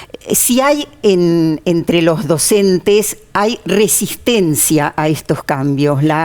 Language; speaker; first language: Spanish; native; Spanish